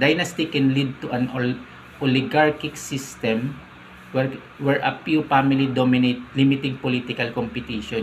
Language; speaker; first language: English; non-native, local second language; Filipino